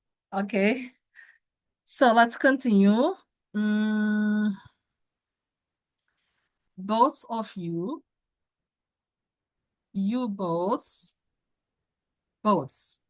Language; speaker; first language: English; non-native, fluent; Indonesian